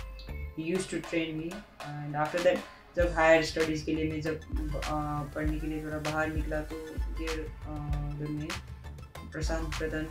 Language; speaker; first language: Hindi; non-native, local second language; Nepali